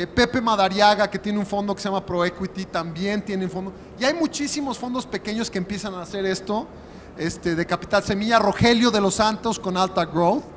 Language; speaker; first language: Spanish; native; Spanish